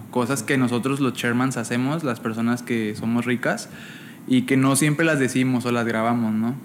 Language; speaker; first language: Spanish; native; Spanish